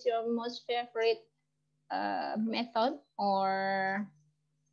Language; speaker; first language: English; non-native, fluent; Indonesian